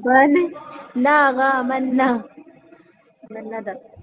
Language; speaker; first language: Persian; non-native, learner; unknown